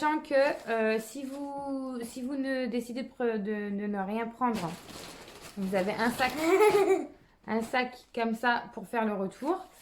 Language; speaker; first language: French; native; French